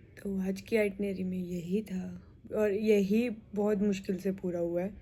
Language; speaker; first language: Hindi; non-native, local second language; Punjabi